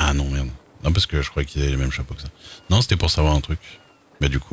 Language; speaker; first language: French; native; French